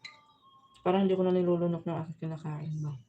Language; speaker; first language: Filipino; non-native, local second language; Bikol